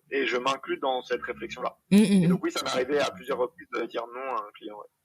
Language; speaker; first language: French; native; French